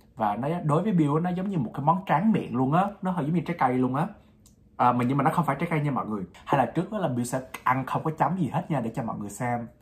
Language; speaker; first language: Vietnamese; early bilingual, heritage; Vietnamese